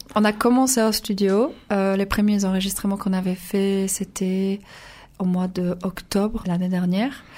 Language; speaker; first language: French; non-native, fluent; Polish